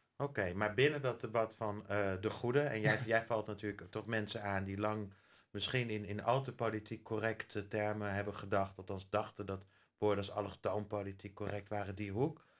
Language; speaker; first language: Dutch; native; Dutch